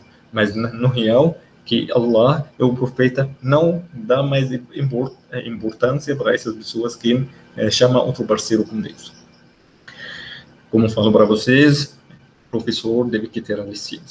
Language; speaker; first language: Portuguese; non-native, fluent; Arabic